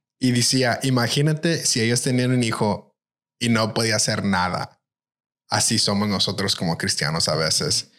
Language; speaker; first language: Spanish; early bilingual, heritage; Spanish